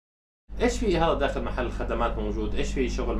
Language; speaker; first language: Arabic; native; Arabic